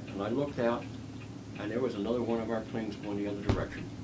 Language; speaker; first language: English; native; English